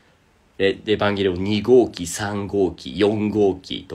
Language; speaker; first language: Japanese; native; Japanese